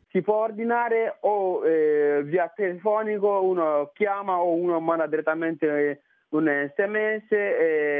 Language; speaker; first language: Italian; non-native, fluent; Bambara